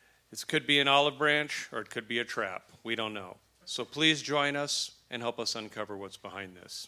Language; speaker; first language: English; native; English